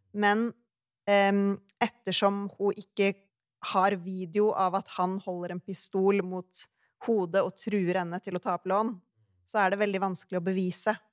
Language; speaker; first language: Norwegian; native; Norwegian